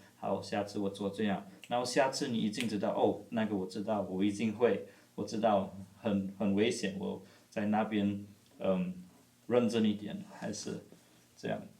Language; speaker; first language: Chinese; non-native, fluent; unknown